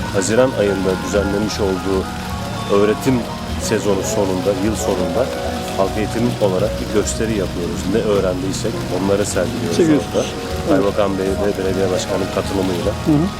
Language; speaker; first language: Turkish; native; Turkish